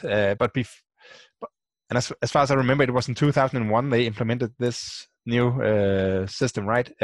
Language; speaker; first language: English; non-native, fluent; Danish